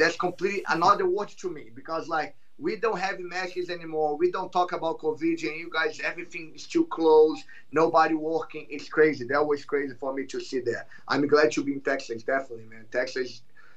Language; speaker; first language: English; non-native, learner; Portuguese